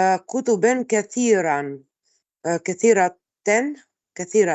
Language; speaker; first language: Arabic; non-native, learner; English